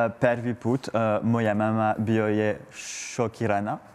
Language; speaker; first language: Croatian; non-native, learner; French